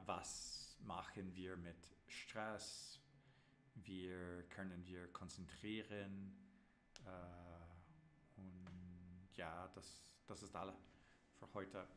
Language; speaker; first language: German; non-native, learner; English